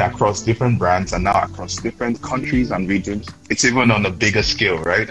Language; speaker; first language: English; non-native, local second language; Yoruba